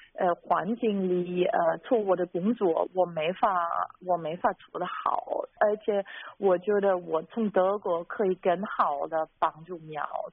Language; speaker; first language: Chinese; non-native, fluent; German